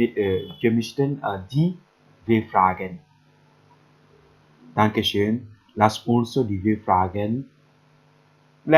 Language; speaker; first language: German; non-native, learner; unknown